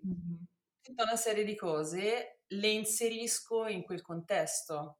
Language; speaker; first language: Italian; native; Italian